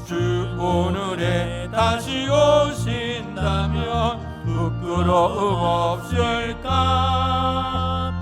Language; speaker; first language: Korean; native; Korean